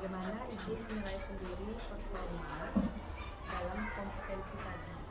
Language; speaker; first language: Indonesian; native; Indonesian